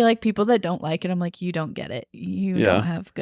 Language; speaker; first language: English; native; English